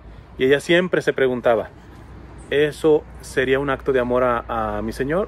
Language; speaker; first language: Spanish; native; Spanish